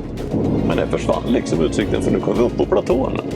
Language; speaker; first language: Swedish; native; Swedish